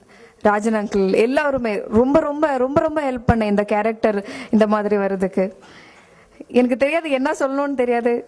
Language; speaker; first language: Tamil; non-native, fluent; Malayalam